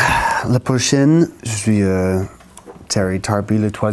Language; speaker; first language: French; non-native, fluent; English